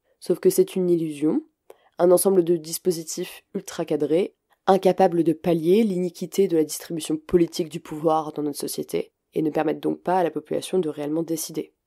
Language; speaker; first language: French; native; French